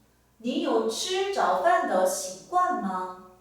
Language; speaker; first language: Chinese; non-native, fluent; Korean